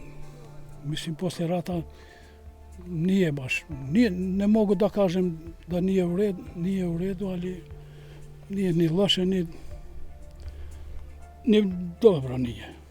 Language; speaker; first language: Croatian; non-native, local second language; Albanian